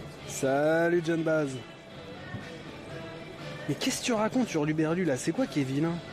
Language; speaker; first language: French; native; French